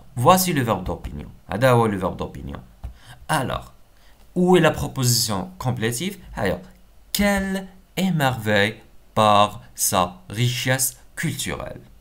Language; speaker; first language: French; non-native, local second language; Arabic